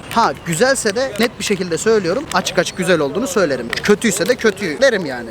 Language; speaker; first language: Turkish; native; Turkish